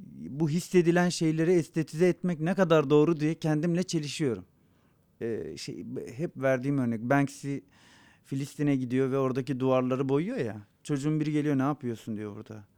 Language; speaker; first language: Turkish; non-native, local second language; Zaza